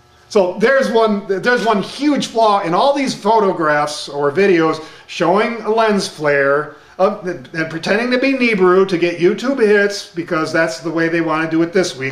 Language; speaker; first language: English; native; English